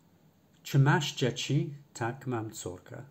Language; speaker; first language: Polish; non-native, learner; English